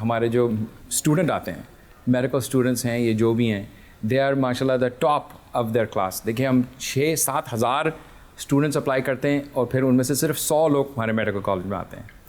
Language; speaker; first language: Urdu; early bilingual, heritage; Urdu